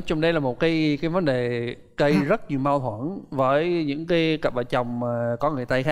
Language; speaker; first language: Vietnamese; non-native, fluent; English